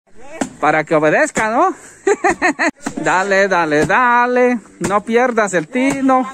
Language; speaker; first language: Spanish; native; Spanish